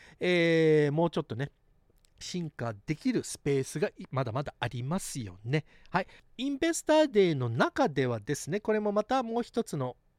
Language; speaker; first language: Japanese; early bilingual, heritage; Japanese